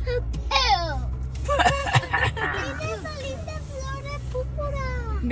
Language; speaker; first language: Spanish; early bilingual, other home language; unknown